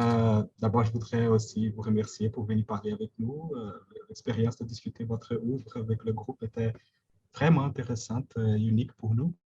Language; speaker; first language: French; non-native, fluent; Portuguese